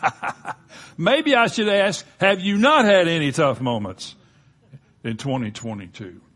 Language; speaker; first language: English; native; English